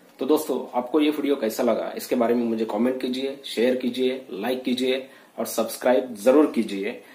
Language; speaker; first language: Hindi; non-native, local second language; Marathi